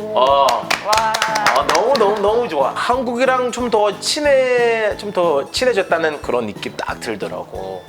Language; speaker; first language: Korean; non-native, fluent; Akan